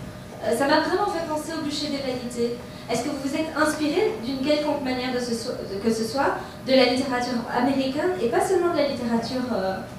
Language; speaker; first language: French; native; French